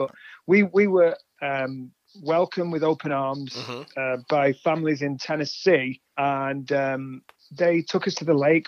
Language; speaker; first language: English; native; English